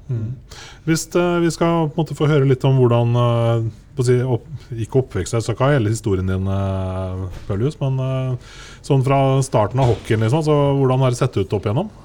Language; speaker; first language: Norwegian; native; Norwegian